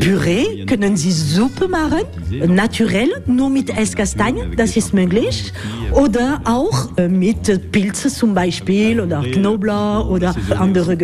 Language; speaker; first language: German; non-native, learner; French